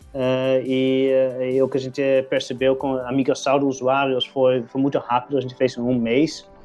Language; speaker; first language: Portuguese; non-native, fluent; Dutch